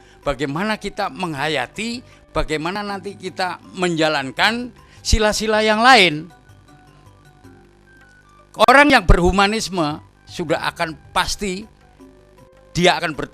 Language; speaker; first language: Indonesian; native; Indonesian